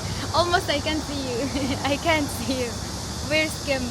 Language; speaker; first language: English; non-native, learner; Arabic